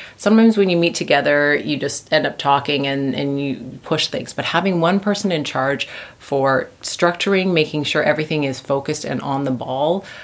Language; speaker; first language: English; native; English